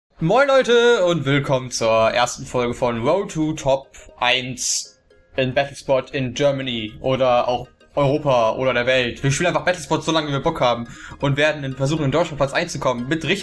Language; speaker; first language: German; native; German